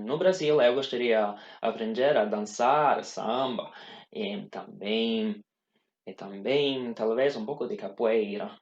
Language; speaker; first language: Portuguese; non-native, learner; Swedish